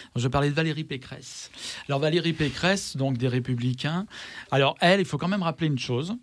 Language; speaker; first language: French; native; French